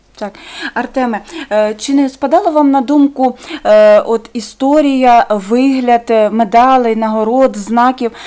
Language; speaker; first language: Ukrainian; native; Ukrainian